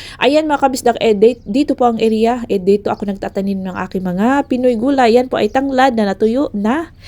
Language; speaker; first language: Filipino; non-native, local second language; Cebuano